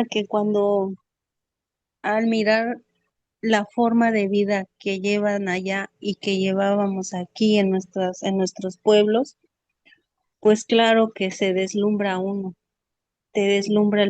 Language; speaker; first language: Spanish; native; Spanish